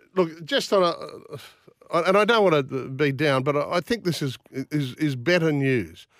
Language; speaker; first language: English; native; English